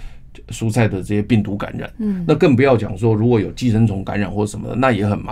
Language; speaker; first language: Chinese; native; Chinese